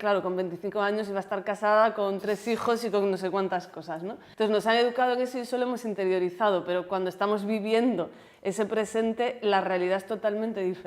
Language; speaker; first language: Spanish; native; Spanish